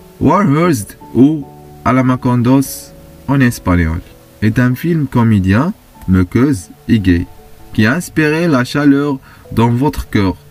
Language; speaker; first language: French; non-native, fluent; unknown